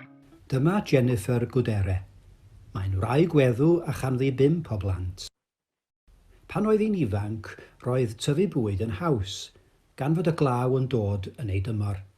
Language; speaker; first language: Welsh; native; Welsh